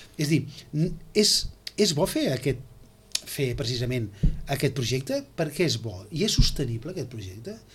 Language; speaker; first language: Catalan; native; Catalan